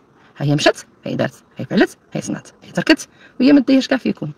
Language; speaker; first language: Arabic; native; Arabic